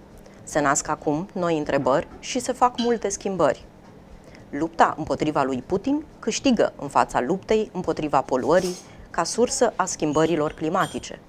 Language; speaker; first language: Romanian; native; Romanian